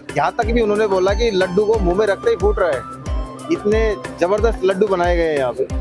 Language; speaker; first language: Hindi; native; Hindi